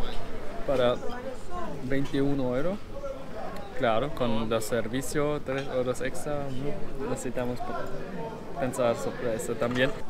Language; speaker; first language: Spanish; non-native, learner; German